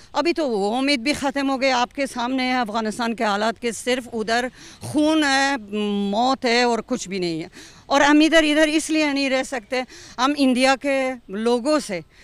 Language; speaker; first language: Hindi; non-native, fluent; Persian